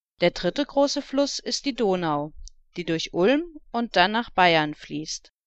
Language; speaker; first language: German; native; German